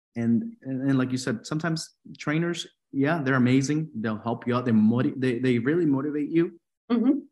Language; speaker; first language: English; non-native, fluent; Spanish